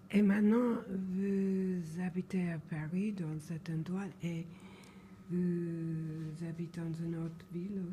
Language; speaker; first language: French; non-native, learner; English